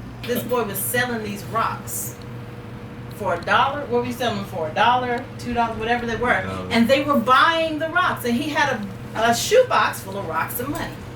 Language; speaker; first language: English; native; English